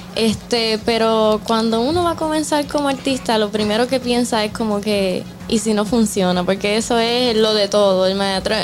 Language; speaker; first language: Spanish; native; Spanish